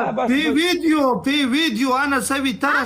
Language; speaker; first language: Arabic; non-native, learner; Pashto